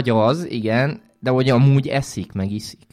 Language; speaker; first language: Hungarian; native; Hungarian